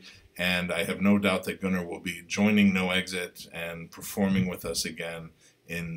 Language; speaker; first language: English; native; English